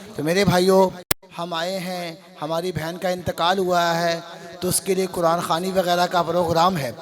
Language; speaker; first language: Urdu; non-native, local second language; Punjabi